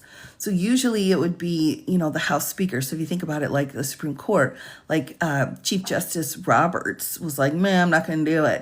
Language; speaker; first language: English; native; English